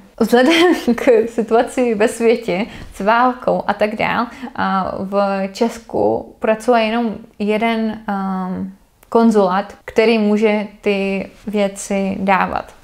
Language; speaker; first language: Czech; non-native, fluent; Russian